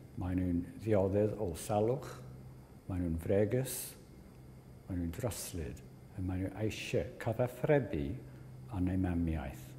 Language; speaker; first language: Welsh; non-native, fluent; English